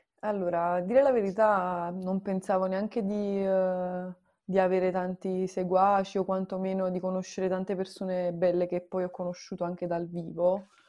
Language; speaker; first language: Italian; native; Italian